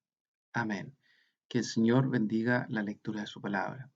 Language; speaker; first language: Spanish; native; Spanish